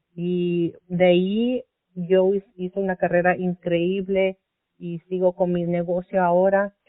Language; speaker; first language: Spanish; early bilingual, heritage; Spanish